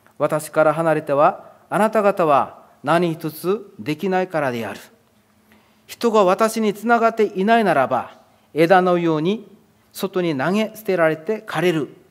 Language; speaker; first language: Japanese; non-native, fluent; Korean